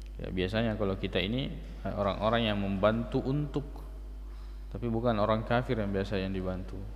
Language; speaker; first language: Malay; non-native, local second language; Buginese